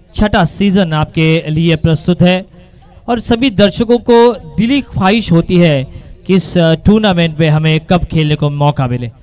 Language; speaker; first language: Hindi; non-native, local second language; Marathi